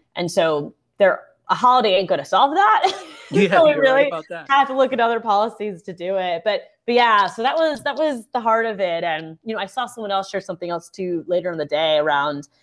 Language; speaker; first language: English; native; English